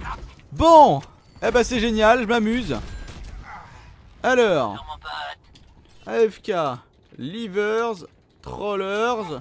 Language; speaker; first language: French; native; French